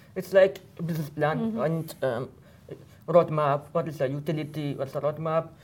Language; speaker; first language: English; non-native, fluent; Arabic